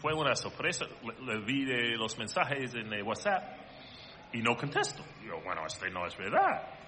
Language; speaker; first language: Spanish; non-native, learner; English